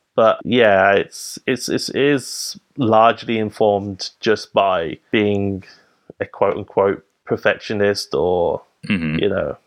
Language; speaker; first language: English; native; English